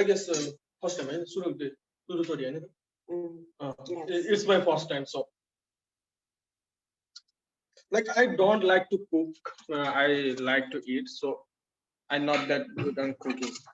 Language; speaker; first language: English; non-native, fluent; Nepali